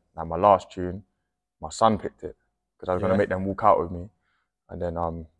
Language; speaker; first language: English; native; English